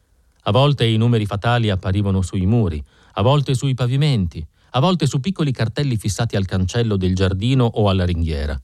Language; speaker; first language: Italian; native; Italian